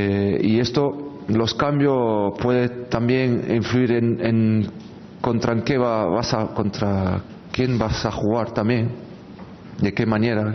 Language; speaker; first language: Spanish; non-native, fluent; French